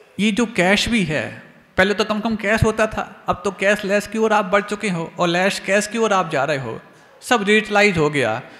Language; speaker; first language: Hindi; native; Hindi